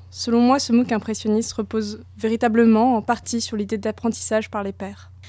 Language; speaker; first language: French; native; French